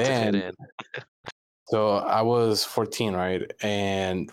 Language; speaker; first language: English; non-native, fluent; Spanish